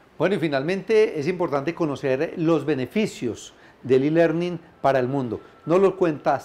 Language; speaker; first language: Spanish; native; Spanish